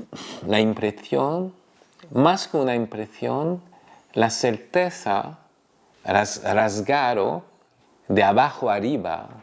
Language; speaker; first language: Spanish; non-native, fluent; French